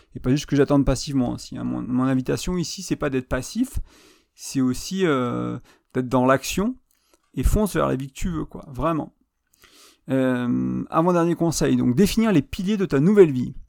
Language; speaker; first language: French; native; French